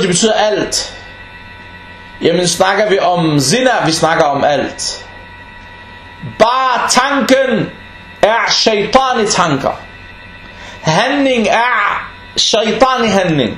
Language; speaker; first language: Danish; early bilingual, other home language; Arabic